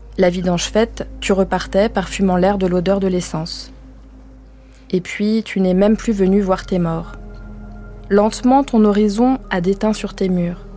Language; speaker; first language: French; native; French